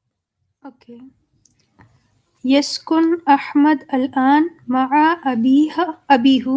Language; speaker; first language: Arabic; non-native, learner; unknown